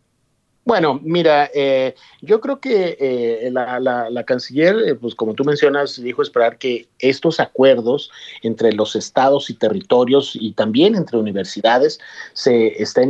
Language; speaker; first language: Spanish; native; Spanish